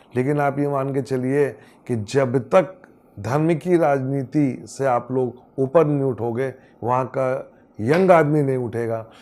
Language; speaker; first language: Hindi; native; Hindi